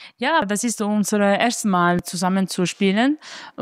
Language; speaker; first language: German; non-native, fluent; Italian